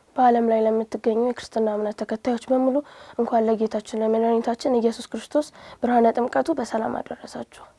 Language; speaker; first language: Amharic; native; Amharic